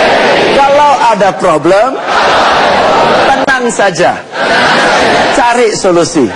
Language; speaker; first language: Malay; non-native, fluent; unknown